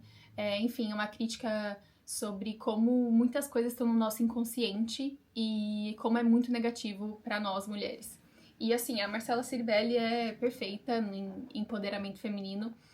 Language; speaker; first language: Portuguese; native; Portuguese